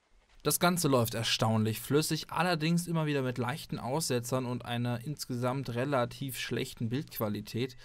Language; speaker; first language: German; native; German